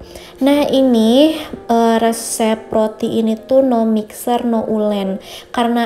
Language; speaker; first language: Indonesian; native; Indonesian